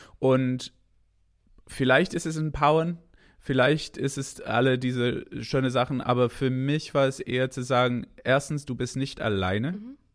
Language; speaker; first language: German; non-native, fluent; English